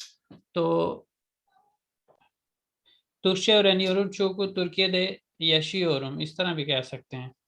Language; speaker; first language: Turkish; non-native, fluent; Urdu